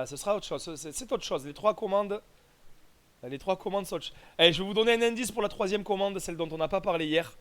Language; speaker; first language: French; native; French